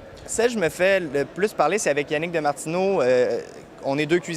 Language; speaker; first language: French; native; French